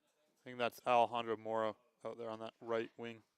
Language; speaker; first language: English; native; English